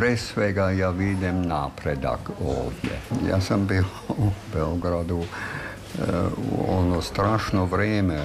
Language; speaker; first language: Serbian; non-native, fluent; German